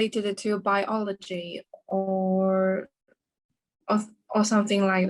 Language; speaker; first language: English; non-native, learner; Chinese